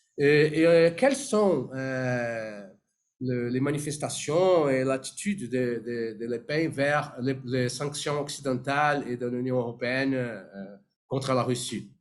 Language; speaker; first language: French; non-native, fluent; Portuguese